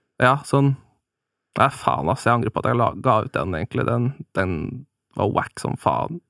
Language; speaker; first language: Norwegian; native; Norwegian